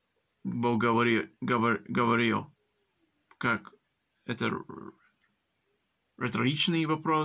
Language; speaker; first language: Russian; early bilingual, heritage; English